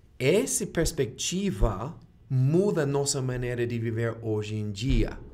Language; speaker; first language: Portuguese; non-native, fluent; English